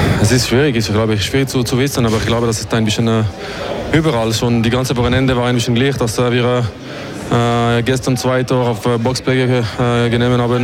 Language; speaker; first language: German; non-native, local second language; French